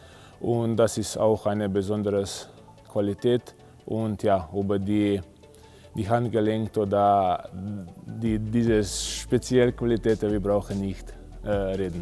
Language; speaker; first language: German; non-native, fluent; Slovenian